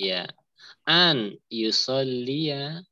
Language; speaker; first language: Arabic; non-native, fluent; Indonesian